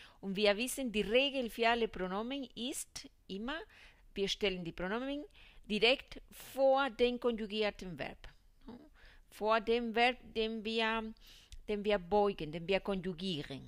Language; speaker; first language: German; non-native, fluent; Spanish